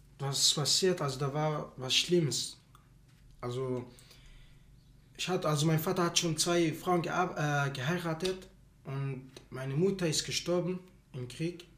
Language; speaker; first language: German; non-native, learner; Arabic